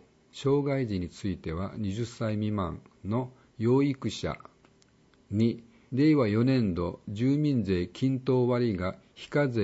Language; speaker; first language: Japanese; native; Japanese